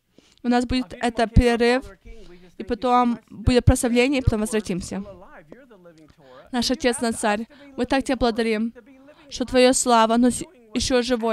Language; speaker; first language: Russian; non-native, fluent; English